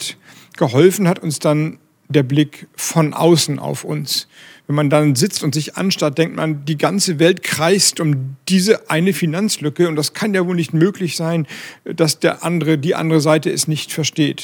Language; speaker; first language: German; native; German